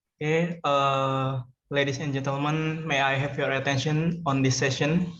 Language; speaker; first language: English; non-native, learner; Indonesian